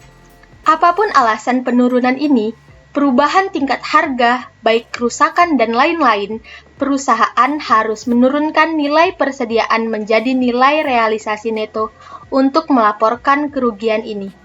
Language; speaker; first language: Indonesian; native; Indonesian